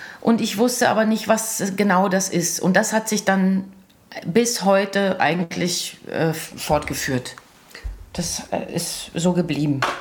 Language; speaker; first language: German; early bilingual, other home language; Croatian